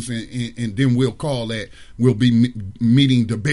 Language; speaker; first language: English; native; English